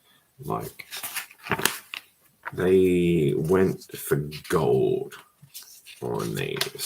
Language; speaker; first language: English; native; English